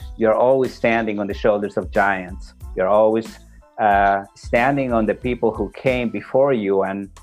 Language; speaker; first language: English; non-native, fluent; Spanish